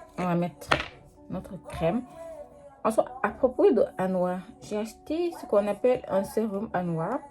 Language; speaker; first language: French; non-native, local second language; Wolof